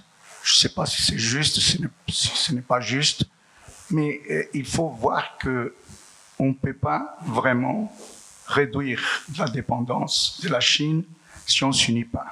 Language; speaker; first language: French; non-native, fluent; Portuguese